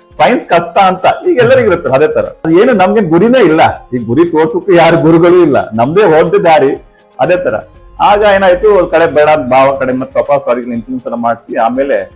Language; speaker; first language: Kannada; native; Kannada